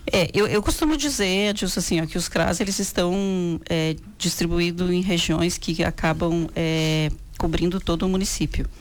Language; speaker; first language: Portuguese; native; Portuguese